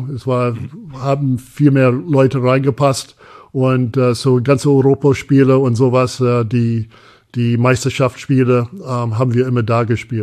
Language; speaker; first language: German; non-native, fluent; English